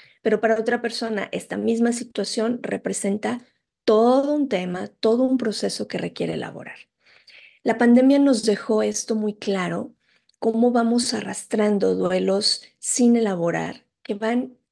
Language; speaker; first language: Spanish; native; Spanish